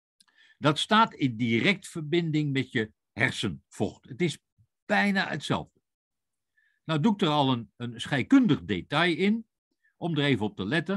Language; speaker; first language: Dutch; native; Dutch